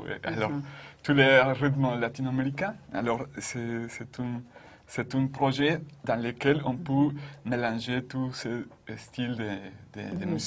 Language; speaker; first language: French; non-native, fluent; Spanish